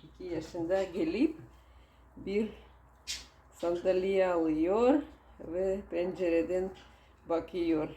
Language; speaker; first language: Turkish; non-native, learner; Russian